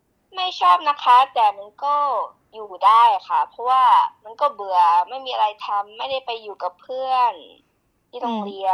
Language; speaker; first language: Thai; early bilingual, heritage; Thai